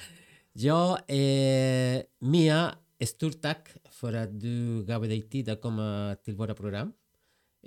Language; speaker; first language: Swedish; non-native, fluent; Spanish